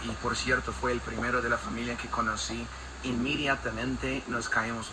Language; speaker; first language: Spanish; non-native, fluent; English